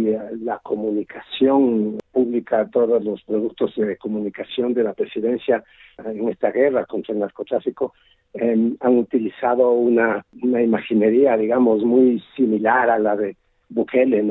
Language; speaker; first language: Spanish; native; Spanish